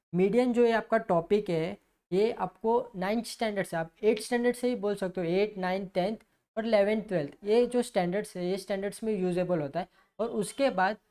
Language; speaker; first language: Hindi; non-native, local second language; Marathi